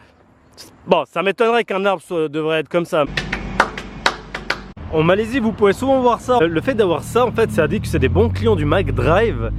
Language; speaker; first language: French; native; French